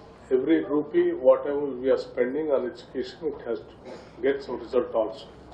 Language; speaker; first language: English; non-native, local second language; Telugu